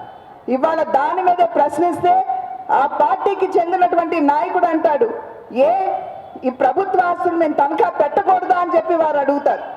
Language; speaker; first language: Telugu; native; Telugu